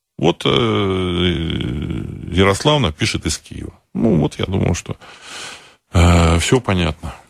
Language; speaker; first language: Russian; native; Russian